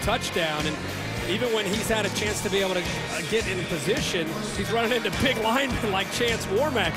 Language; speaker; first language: English; native; English